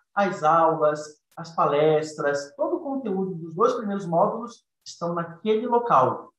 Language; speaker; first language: Portuguese; native; Portuguese